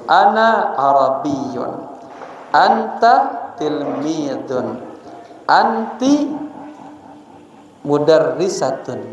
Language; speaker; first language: Arabic; non-native, fluent; Indonesian